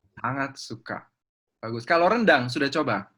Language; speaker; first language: Indonesian; native; Indonesian